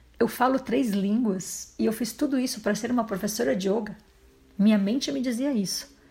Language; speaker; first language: Portuguese; native; Portuguese